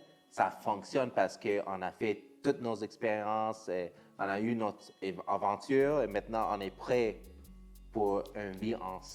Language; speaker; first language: French; non-native, local second language; English